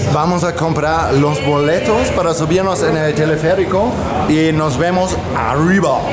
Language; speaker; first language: Spanish; non-native, fluent; German